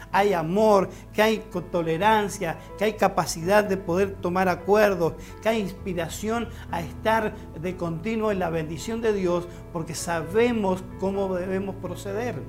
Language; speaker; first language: Spanish; native; Spanish